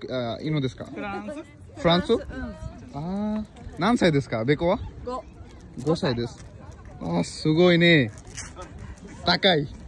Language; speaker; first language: Japanese; non-native, learner; Bangla